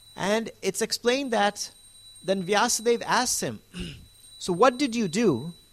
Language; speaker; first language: English; native; English